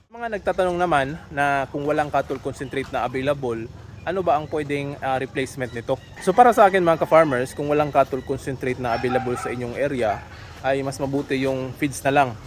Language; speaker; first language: Filipino; non-native, local second language; Cebuano